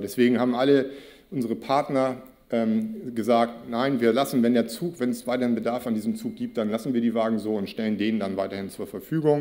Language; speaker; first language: German; native; German